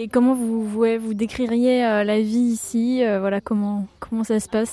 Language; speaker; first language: French; native; French